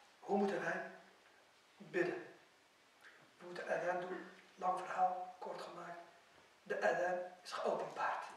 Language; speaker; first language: Dutch; non-native, fluent; Arabic